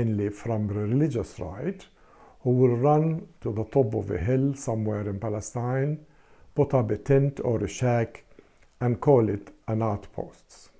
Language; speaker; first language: English; non-native, fluent; Arabic